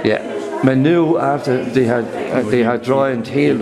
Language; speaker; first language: Danish; non-native, learner; English